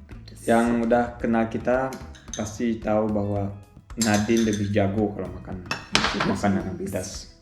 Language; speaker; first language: Indonesian; early bilingual, heritage; German